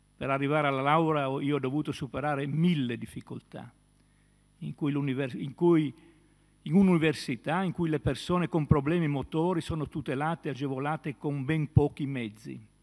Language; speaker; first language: Italian; native; Italian